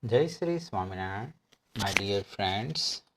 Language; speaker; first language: English; non-native, local second language; Gujarati